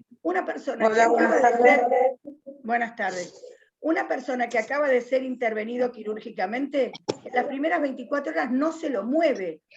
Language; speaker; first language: Spanish; native; Spanish